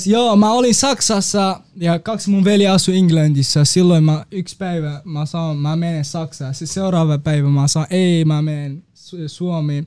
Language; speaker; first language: Finnish; non-native, learner; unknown